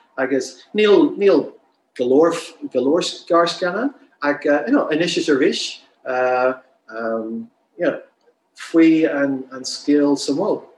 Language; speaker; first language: Irish; non-native, local second language; English